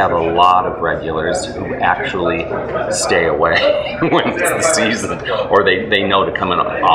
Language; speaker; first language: English; native; English